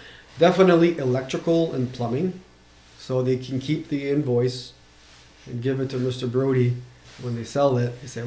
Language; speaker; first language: English; non-native, local second language; French